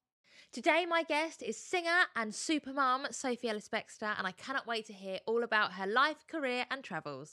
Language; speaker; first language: English; native; English